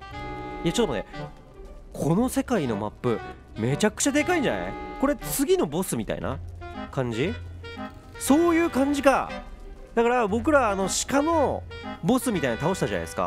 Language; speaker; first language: Japanese; native; Japanese